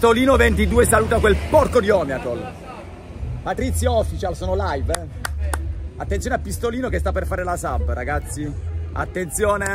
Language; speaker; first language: Italian; native; Italian